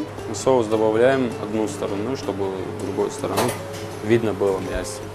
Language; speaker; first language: Russian; non-native, learner; Turkish